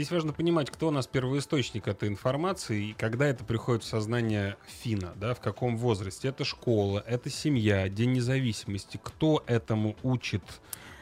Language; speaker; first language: Russian; native; Russian